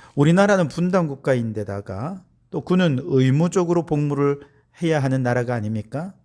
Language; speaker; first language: Korean; native; Korean